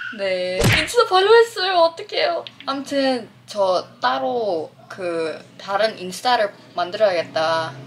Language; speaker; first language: Korean; non-native, fluent; Filipino